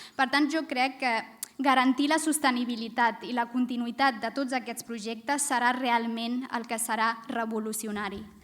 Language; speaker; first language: Catalan; early bilingual, other home language; Amharic